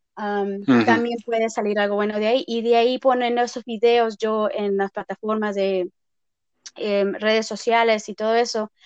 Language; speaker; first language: Spanish; early bilingual, heritage; Spanish